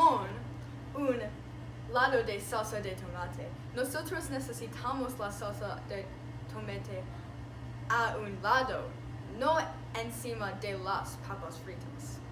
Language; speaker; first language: Spanish; non-native, learner; English